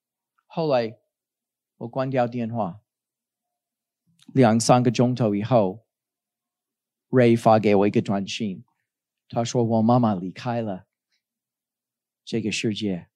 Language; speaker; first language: Chinese; non-native, fluent; English